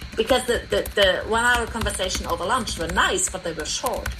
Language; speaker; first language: English; non-native, fluent; German